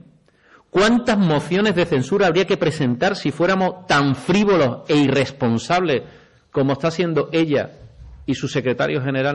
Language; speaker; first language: Spanish; native; Spanish